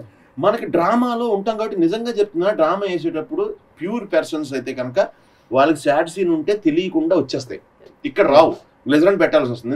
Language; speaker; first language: Telugu; native; Telugu